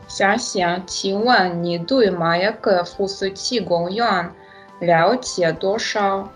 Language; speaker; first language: Chinese; non-native, learner; Russian